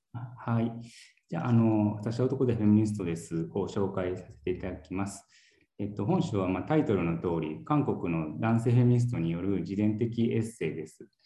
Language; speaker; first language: Japanese; native; Japanese